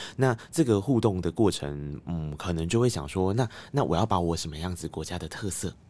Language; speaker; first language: Chinese; native; Chinese